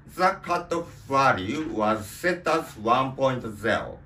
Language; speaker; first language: English; non-native, learner; Japanese